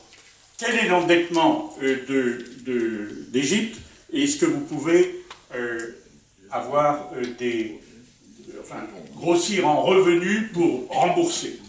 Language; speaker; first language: French; native; French